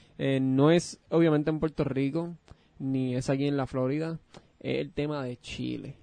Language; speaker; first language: Spanish; native; Spanish